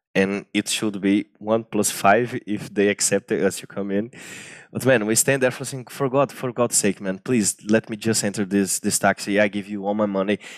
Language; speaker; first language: English; non-native, fluent; Portuguese